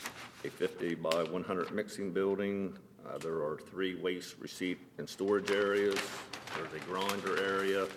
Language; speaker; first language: English; native; English